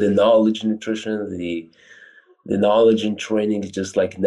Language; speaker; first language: English; non-native, fluent; Arabic